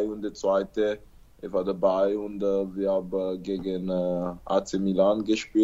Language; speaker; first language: German; non-native, learner; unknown